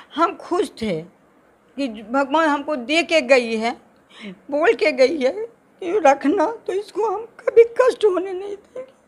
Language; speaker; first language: Hindi; native; Hindi